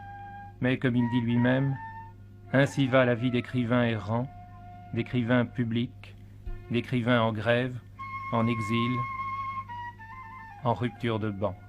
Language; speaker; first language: French; native; French